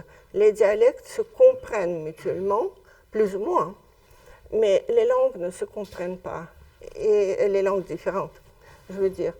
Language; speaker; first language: French; non-native, fluent; Russian